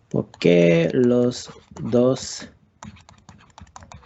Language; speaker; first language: Spanish; non-native, learner; English